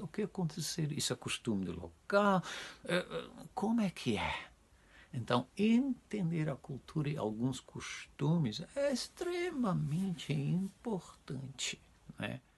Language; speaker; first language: Portuguese; non-native, fluent; Dutch